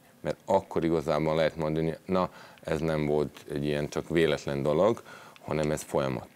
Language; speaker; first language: Hungarian; non-native, fluent; Serbian